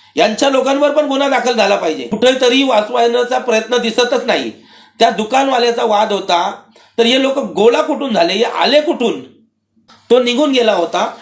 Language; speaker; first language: Marathi; non-native, local second language; Urdu